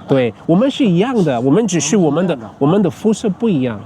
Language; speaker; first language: Chinese; non-native, fluent; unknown